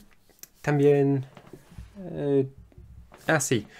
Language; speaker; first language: Spanish; non-native, learner; English